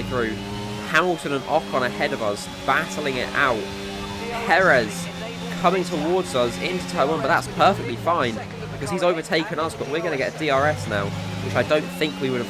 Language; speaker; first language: English; native; English